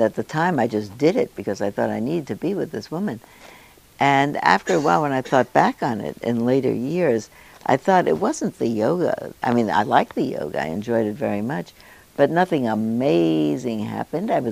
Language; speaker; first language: English; early bilingual, other home language; Yiddish